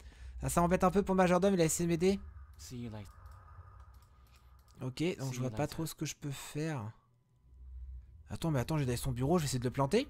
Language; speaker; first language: French; native; French